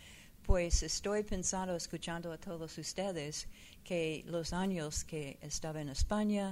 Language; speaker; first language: Spanish; non-native, fluent; English